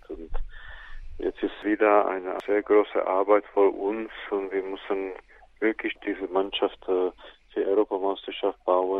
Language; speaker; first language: German; non-native, fluent; Czech